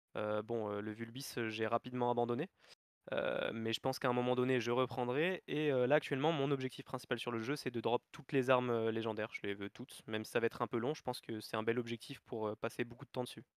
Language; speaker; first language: French; native; French